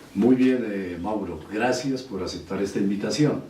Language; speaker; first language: Spanish; native; Spanish